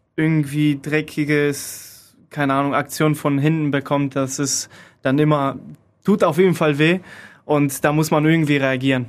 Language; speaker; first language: German; early bilingual, other home language; Polish